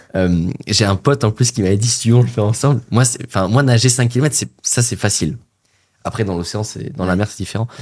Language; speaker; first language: French; native; French